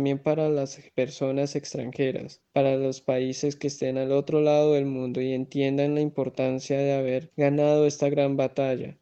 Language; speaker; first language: Spanish; native; Spanish